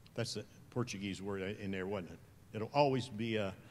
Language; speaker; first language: English; native; English